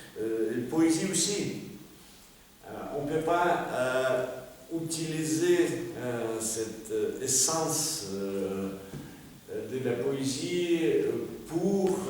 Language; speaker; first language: French; non-native, fluent; Russian